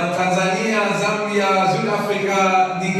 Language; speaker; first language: German; native; German